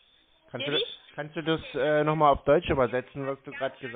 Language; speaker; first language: German; native; German